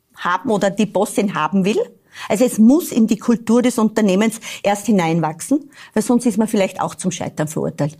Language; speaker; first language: German; native; German